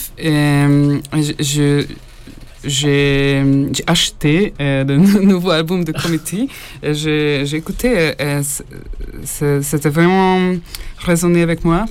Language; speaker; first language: French; non-native, learner; Hungarian